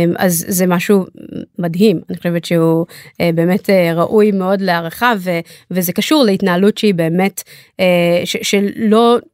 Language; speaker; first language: Hebrew; native; Hebrew